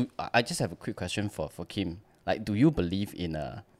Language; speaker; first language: English; non-native, local second language; Chinese